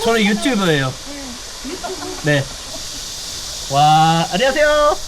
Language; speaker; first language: Korean; non-native, fluent; English